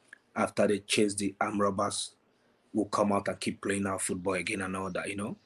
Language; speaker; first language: English; non-native, local second language; Yoruba